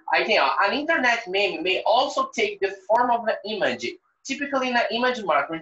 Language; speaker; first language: English; non-native, fluent; Portuguese